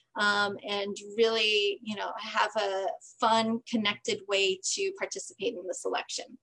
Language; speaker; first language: English; native; English